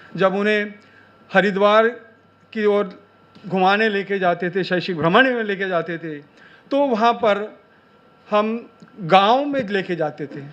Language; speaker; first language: Hindi; non-native, local second language; Marathi